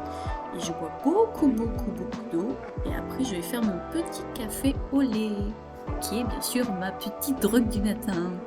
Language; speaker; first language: French; native; French